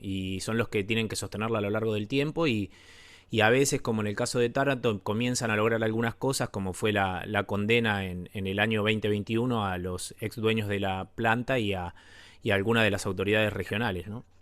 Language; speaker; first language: Spanish; native; Spanish